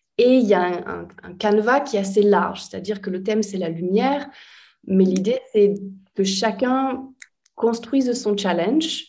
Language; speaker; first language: French; native; French